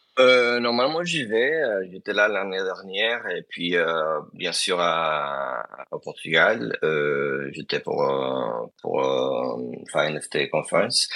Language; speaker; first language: French; non-native, fluent; Spanish